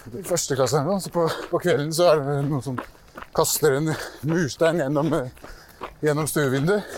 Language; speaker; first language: Norwegian; early bilingual, other home language; Persian